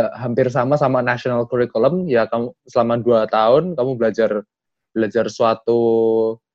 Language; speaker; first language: Indonesian; native; Indonesian